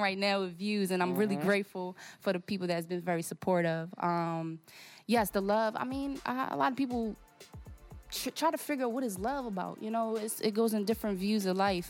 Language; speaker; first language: English; non-native, fluent; Portuguese